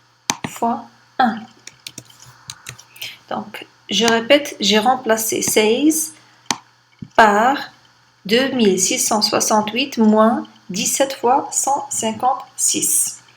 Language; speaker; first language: French; non-native, local second language; Arabic